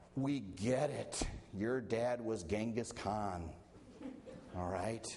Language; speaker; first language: English; native; English